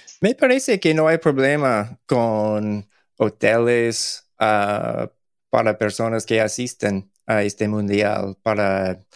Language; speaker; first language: Spanish; non-native, learner; English